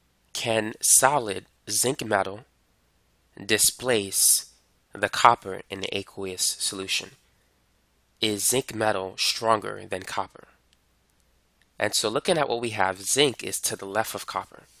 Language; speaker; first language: English; native; English